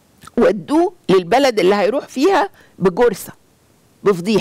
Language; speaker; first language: Arabic; native; Arabic